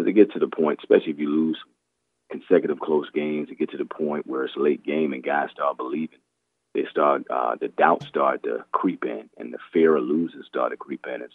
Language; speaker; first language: English; native; English